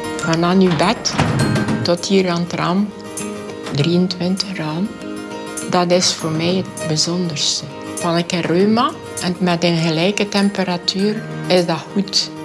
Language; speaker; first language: Dutch; native; Dutch